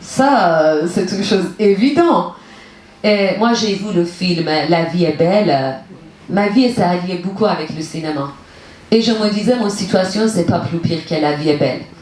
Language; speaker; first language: French; non-native, learner; Persian